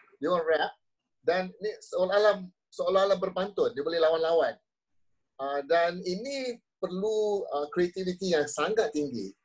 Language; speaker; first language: Malay; native; Malay